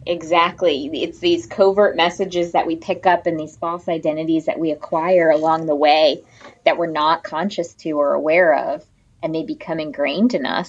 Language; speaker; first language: English; native; English